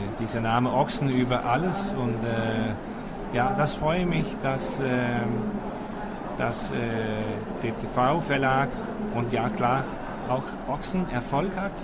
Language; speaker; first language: German; non-native, learner; Danish